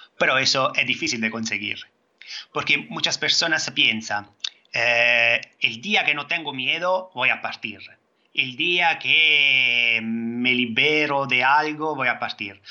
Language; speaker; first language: Spanish; non-native, fluent; Italian